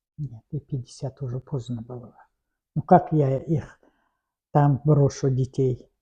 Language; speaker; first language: Russian; non-native, local second language; Tatar